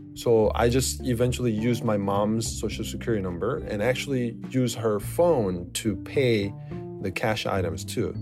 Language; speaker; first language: English; non-native, fluent; Korean